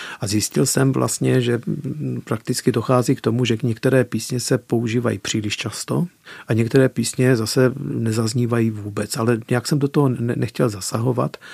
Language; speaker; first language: Czech; early bilingual, heritage; Czech